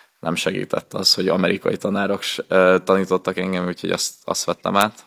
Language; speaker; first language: Hungarian; native; Hungarian